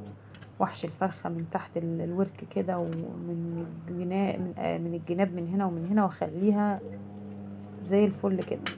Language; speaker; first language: Arabic; native; Arabic